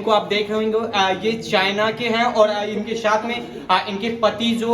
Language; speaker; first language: Hindi; native; Hindi